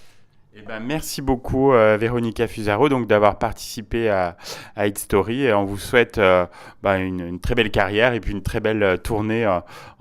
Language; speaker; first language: French; native; French